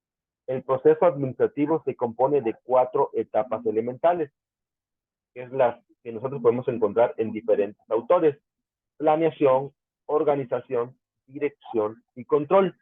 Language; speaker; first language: Spanish; native; Spanish